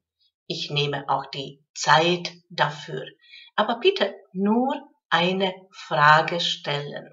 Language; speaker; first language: German; non-native, fluent; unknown